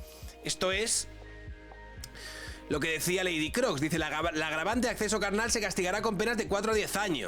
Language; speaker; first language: Spanish; native; Spanish